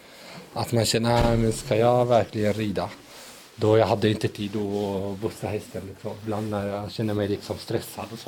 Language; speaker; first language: Swedish; early bilingual, other home language; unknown